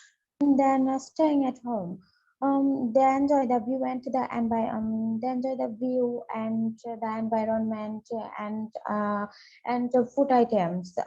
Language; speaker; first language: English; non-native, learner; Bangla